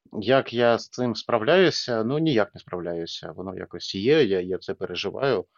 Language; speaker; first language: Ukrainian; non-native, local second language; Russian